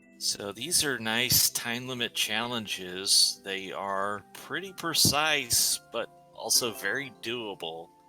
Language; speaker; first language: English; native; English